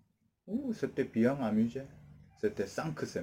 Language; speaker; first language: French; non-native, learner; Korean